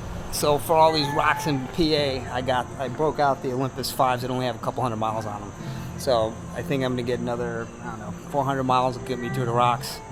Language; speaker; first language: English; native; English